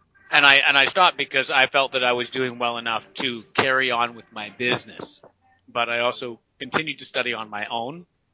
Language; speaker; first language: English; native; English